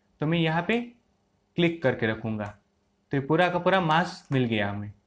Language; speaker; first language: Hindi; native; Hindi